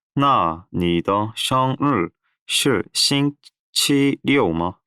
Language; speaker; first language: Chinese; non-native, learner; Korean